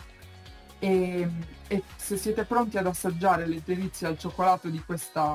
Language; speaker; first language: Italian; native; Italian